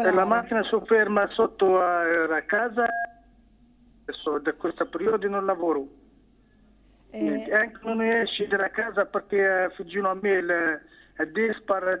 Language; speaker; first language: Italian; non-native, learner; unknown